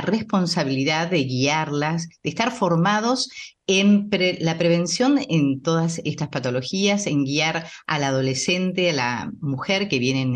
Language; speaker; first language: Spanish; native; Spanish